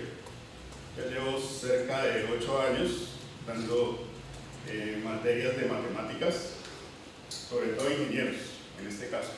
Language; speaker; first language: Spanish; native; Spanish